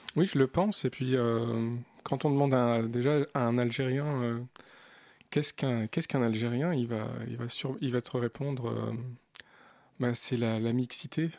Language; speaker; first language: French; early bilingual, other home language; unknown